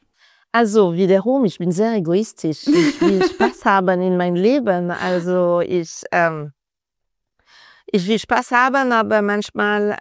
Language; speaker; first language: German; non-native, fluent; French